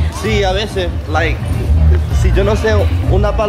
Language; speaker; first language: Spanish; early bilingual, heritage; English